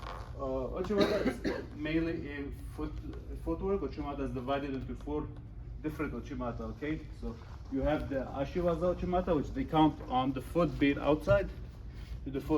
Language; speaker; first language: English; non-native, fluent; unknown